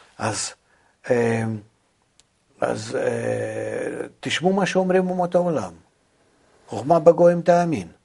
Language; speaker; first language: Hebrew; non-native, fluent; Russian